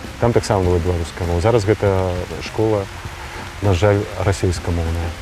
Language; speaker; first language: Belarusian; non-native, local second language; Russian